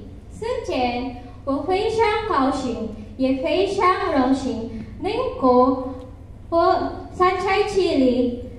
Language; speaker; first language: Chinese; non-native, learner; Filipino